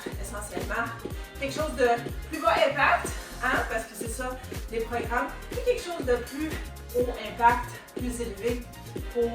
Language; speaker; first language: French; native; French